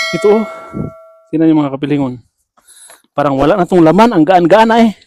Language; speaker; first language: Filipino; non-native, local second language; Cebuano